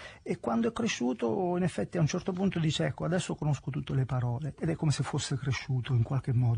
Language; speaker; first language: Italian; native; Italian